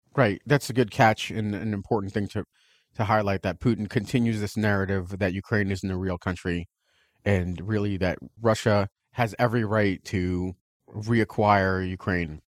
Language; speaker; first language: English; early bilingual, other home language; Russian